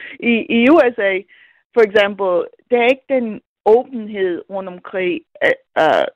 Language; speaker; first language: Danish; non-native, fluent; English